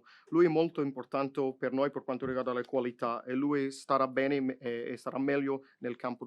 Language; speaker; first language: Italian; non-native, fluent; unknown